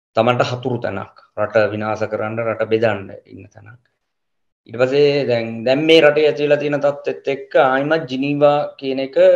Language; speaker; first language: Sinhala; native; Sinhala